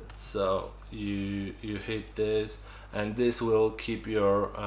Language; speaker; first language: English; non-native, fluent; Polish